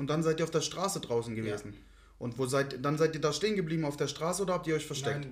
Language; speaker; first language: German; native; German